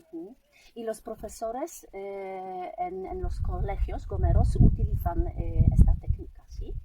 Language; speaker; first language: Spanish; non-native, fluent; Polish